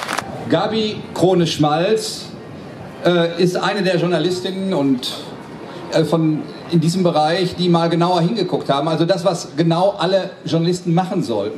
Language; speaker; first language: German; native; German